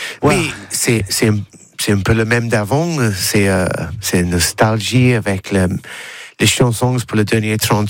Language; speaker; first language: French; non-native, learner; English